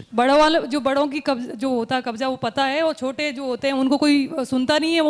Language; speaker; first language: Hindi; native; Hindi